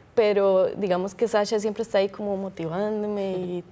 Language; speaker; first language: Spanish; native; Spanish